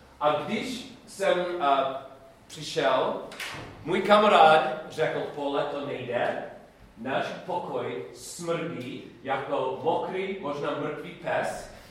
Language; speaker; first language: Czech; non-native, learner; English